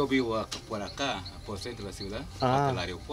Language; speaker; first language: Spanish; native; Spanish